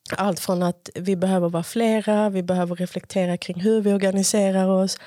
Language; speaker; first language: Swedish; early bilingual, other home language; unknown